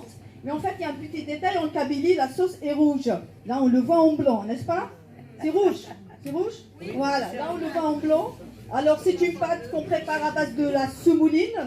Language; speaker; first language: French; non-native, local second language; Arabic